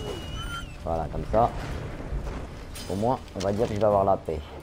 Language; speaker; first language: French; native; French